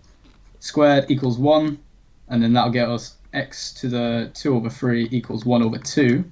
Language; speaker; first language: English; native; English